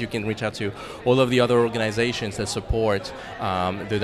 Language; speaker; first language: English; non-native, fluent; French